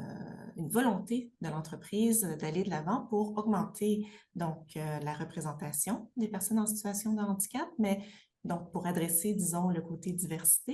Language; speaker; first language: French; native; French